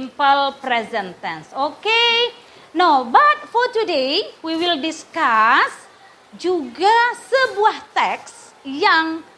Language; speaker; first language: English; non-native, learner; Indonesian